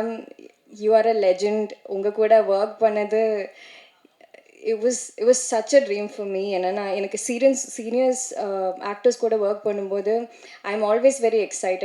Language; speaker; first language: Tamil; non-native, learner; Malayalam